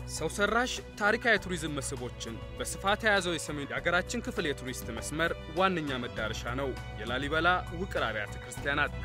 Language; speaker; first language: Amharic; native; Amharic